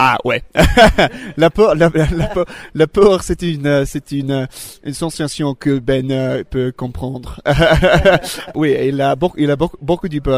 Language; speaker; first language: French; non-native, learner; English